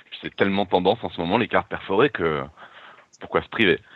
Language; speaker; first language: French; native; French